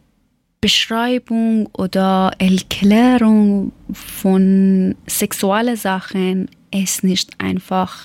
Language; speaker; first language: German; non-native, learner; Persian